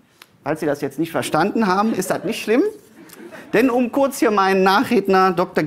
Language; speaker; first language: German; native; German